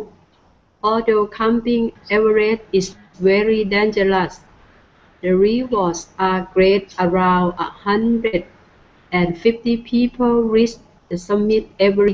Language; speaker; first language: English; non-native, learner; Thai